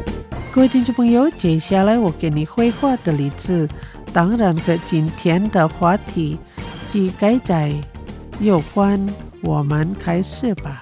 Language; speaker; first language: Chinese; non-native, fluent; Indonesian